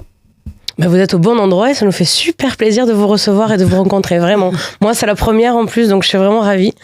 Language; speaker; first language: French; native; French